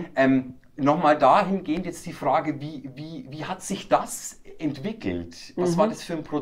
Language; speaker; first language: German; native; German